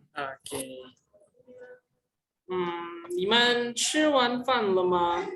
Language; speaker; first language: Chinese; non-native, fluent; Indonesian